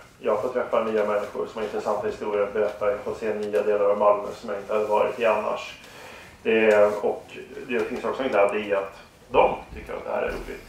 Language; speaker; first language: Swedish; native; Swedish